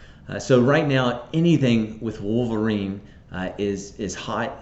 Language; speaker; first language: English; native; English